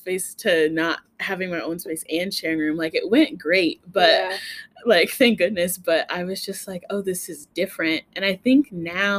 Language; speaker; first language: English; native; English